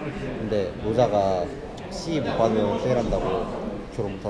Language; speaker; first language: Korean; native; Korean